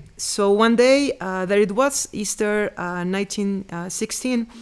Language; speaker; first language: English; non-native, fluent; Spanish